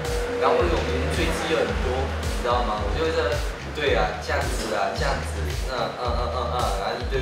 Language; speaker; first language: Chinese; native; Chinese